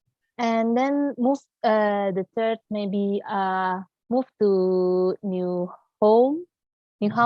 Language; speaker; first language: English; non-native, learner; Indonesian